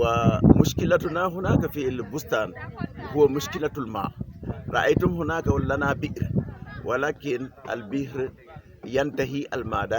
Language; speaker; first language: Arabic; non-native, fluent; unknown